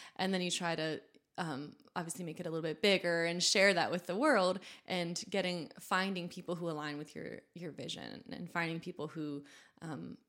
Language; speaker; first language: English; native; English